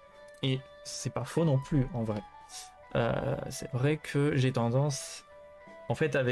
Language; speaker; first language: French; native; French